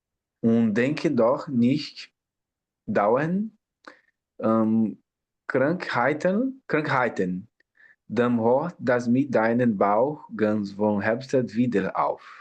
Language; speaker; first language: German; non-native, learner; Portuguese